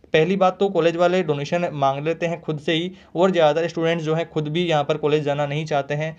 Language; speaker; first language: Hindi; native; Hindi